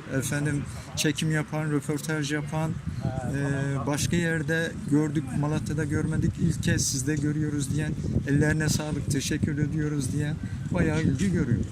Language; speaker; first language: Turkish; native; Turkish